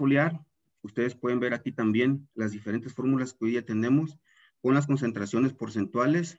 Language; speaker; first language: Spanish; native; Spanish